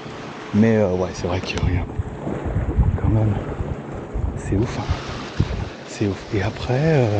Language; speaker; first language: French; native; French